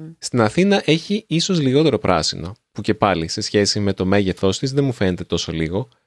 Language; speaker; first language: Greek; native; Greek